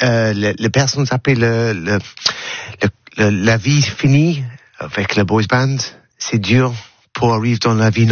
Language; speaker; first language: French; non-native, learner; English